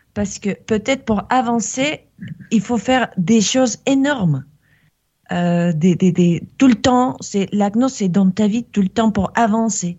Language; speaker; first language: French; non-native, fluent; Spanish